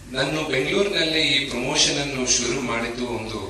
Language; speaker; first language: Kannada; non-native, local second language; Telugu